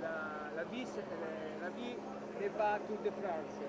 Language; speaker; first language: French; non-native, learner; Italian